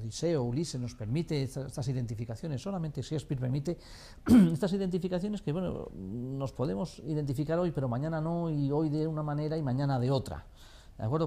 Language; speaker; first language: Spanish; native; Spanish